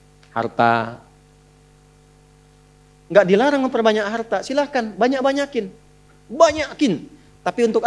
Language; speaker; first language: Indonesian; native; Indonesian